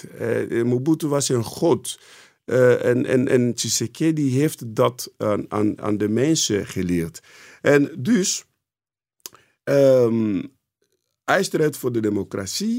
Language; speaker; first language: Dutch; non-native, fluent; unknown